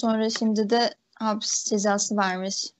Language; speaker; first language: Turkish; early bilingual, other home language; Uyghur